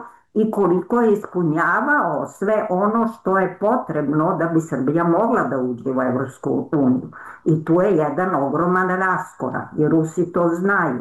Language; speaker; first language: Serbian; native; Serbian